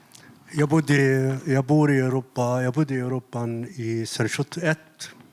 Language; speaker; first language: Swedish; non-native, fluent; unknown